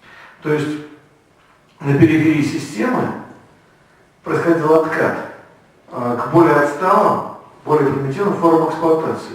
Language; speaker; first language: Russian; native; Russian